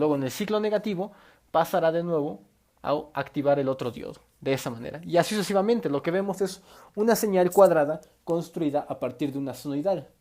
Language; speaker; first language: Spanish; native; Spanish